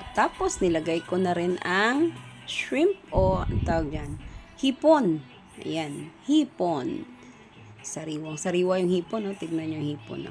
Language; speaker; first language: Filipino; non-native, local second language; Cebuano